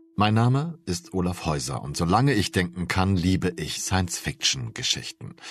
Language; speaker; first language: German; native; German